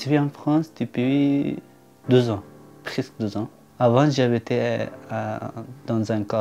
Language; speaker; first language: French; non-native, learner; Persian